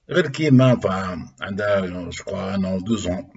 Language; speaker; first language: French; non-native, local second language; Arabic